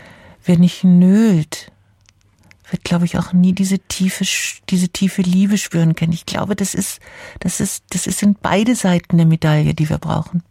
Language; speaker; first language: German; native; German